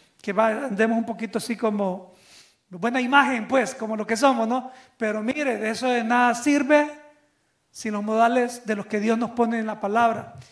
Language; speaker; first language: Spanish; native; Spanish